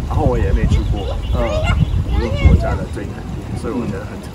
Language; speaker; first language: Chinese; non-native, fluent; English